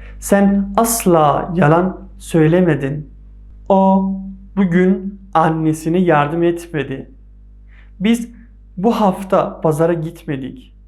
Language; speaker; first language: Turkish; non-native, fluent; Persian